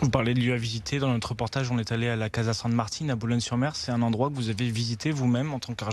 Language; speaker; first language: French; native; French